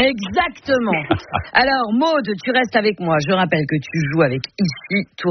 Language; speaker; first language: French; native; French